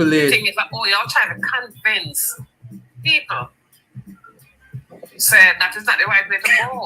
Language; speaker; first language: English; native; English